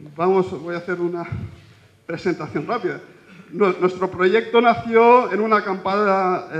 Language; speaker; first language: Spanish; non-native, local second language; Catalan